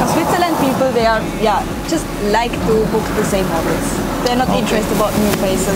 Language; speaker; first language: English; non-native, fluent; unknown